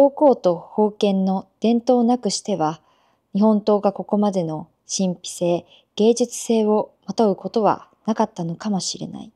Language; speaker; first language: Japanese; native; Japanese